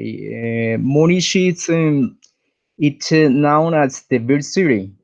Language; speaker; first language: English; non-native, learner; Spanish